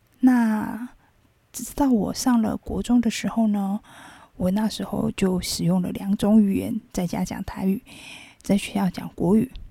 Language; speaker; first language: Chinese; non-native, local second language; Min Nan Chinese